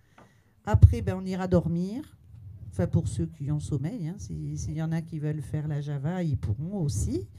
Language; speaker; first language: French; native; French